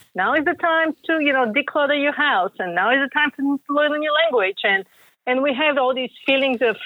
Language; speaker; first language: English; non-native, fluent; Bulgarian